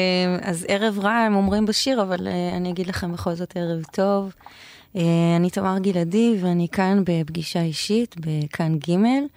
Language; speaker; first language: Hebrew; native; Hebrew